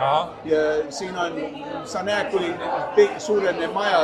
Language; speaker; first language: Estonian; non-native, learner; Finnish